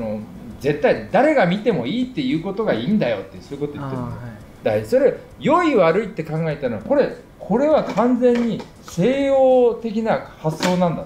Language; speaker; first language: Japanese; native; Japanese